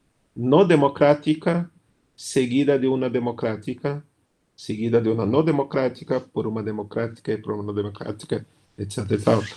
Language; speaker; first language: Spanish; non-native, fluent; Portuguese